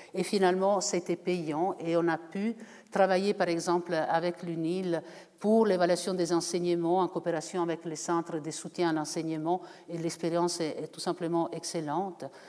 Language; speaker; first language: French; non-native, fluent; Italian